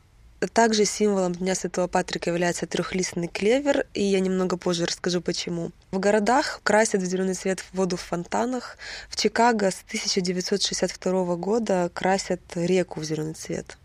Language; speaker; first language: Russian; native; Russian